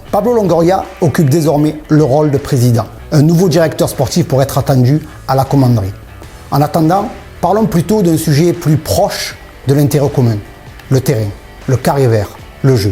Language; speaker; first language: French; native; French